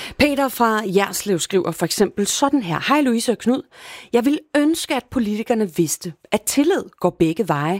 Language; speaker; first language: Danish; native; Danish